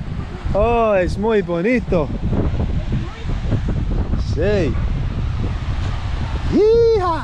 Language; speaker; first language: Spanish; non-native, learner; English